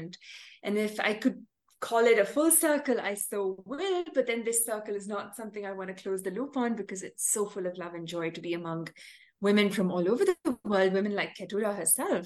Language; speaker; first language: English; non-native, local second language; Tamil